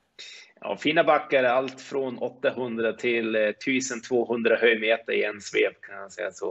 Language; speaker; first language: Swedish; non-native, fluent; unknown